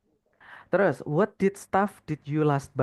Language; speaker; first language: English; non-native, fluent; Indonesian